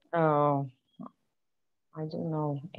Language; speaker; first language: English; non-native, learner; Spanish